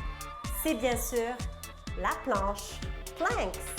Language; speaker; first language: French; non-native, local second language; Arabic